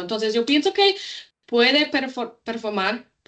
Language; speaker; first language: Spanish; non-native, learner; English